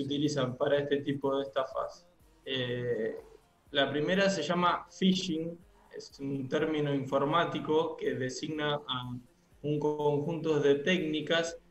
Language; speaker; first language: Spanish; native; Spanish